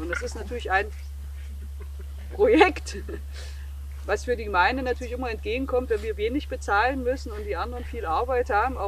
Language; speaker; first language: German; native; German